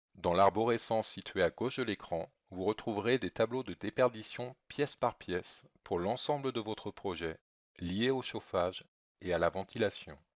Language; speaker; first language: French; native; French